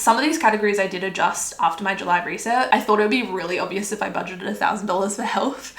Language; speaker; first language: English; native; English